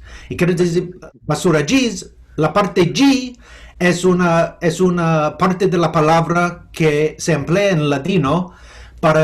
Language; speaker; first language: Spanish; non-native, fluent; English